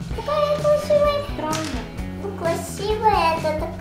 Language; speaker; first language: Russian; early bilingual, heritage; Russian